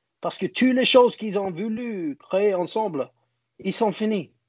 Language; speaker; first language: French; non-native, learner; English